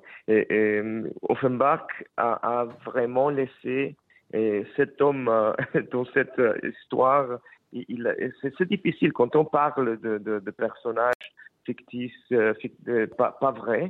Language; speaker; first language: French; non-native, fluent; Spanish